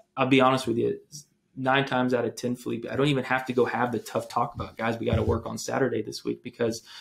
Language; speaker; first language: English; native; English